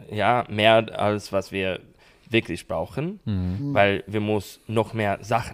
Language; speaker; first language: German; non-native, learner; English